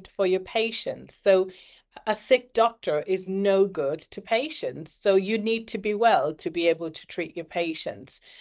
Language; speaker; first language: English; native; English